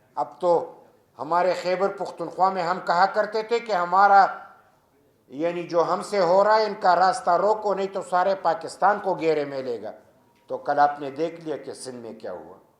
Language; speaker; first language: Urdu; non-native, local second language; Pashto